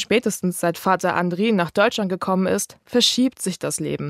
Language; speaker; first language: German; native; German